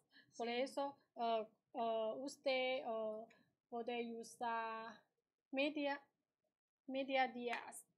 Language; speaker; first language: Spanish; non-native, learner; Chinese